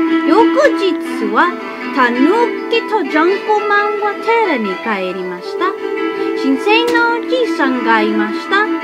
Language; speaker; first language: Japanese; non-native, learner; English